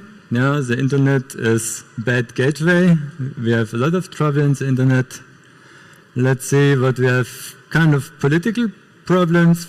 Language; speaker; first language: English; non-native, fluent; German